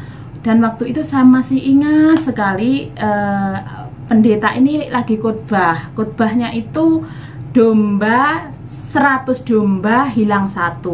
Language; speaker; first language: Indonesian; non-native, local second language; Javanese